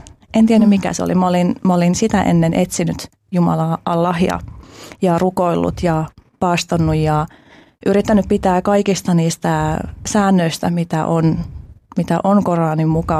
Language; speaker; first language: Finnish; early bilingual, other home language; Albanian